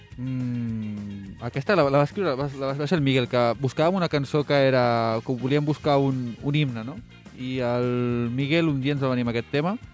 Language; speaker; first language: Catalan; native; Catalan